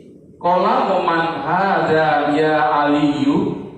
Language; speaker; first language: Arabic; non-native, learner; Indonesian